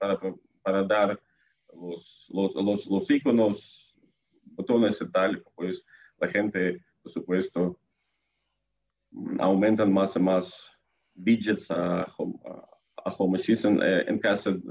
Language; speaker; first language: Spanish; non-native, fluent; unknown